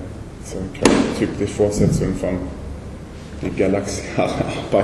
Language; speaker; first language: German; non-native, learner; Swedish